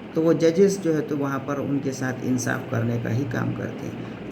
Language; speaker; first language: Hindi; non-native, local second language; Marathi